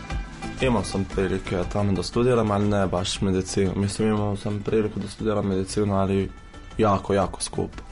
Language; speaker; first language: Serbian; non-native, fluent; Arabic